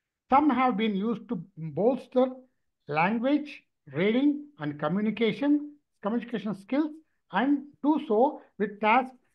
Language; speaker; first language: English; non-native, local second language; Tamil